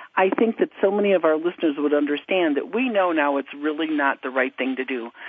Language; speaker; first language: English; native; English